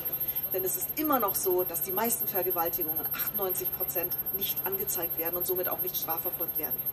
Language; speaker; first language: German; native; German